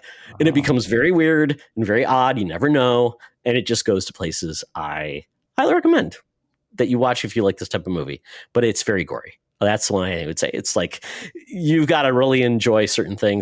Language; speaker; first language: English; native; English